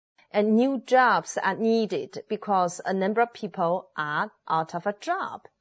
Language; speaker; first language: English; non-native, fluent; Chinese